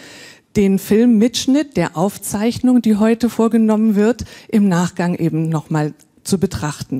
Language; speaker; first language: German; native; German